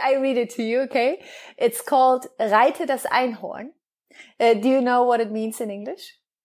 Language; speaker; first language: English; non-native, fluent; German